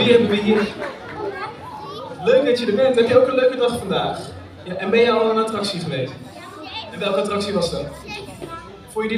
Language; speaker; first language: Dutch; native; Dutch